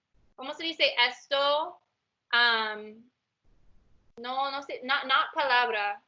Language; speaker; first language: Spanish; non-native, learner; English